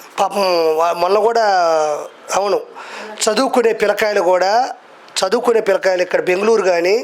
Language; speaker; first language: Telugu; native; Telugu